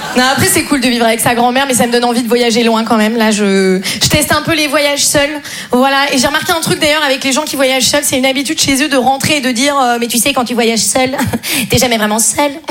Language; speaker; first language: French; native; French